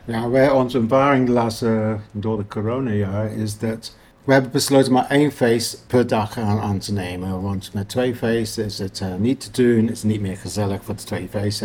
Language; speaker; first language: Dutch; non-native, fluent; English